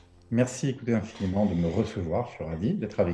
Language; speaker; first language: French; native; French